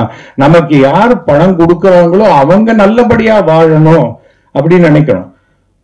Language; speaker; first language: Tamil; native; Tamil